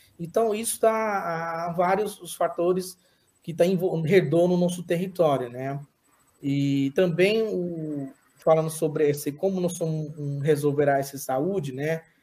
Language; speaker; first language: Portuguese; non-native, local second language; Yanomámi